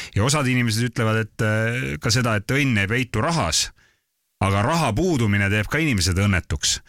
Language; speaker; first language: Estonian; native; Estonian